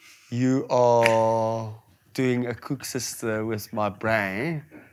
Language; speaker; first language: English; non-native, local second language; Afrikaans